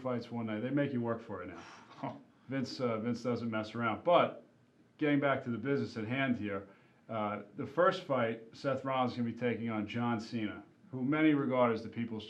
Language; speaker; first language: English; native; English